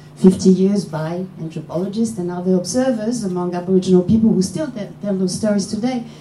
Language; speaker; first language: English; non-native, fluent; Polish